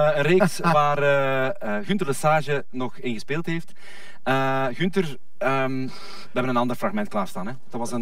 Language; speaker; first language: Dutch; native; Dutch